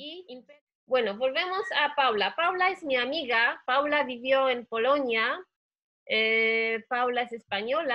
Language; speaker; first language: Spanish; non-native, fluent; Polish